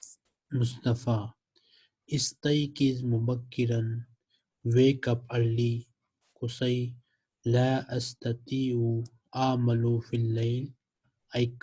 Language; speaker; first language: Arabic; non-native, fluent; Urdu